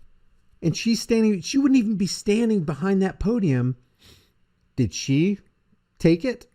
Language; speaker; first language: English; native; English